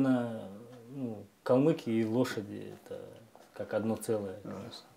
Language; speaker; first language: Russian; non-native, local second language; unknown